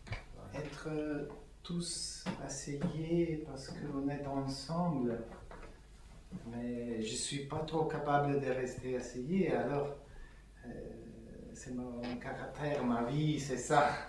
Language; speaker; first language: French; non-native, fluent; Italian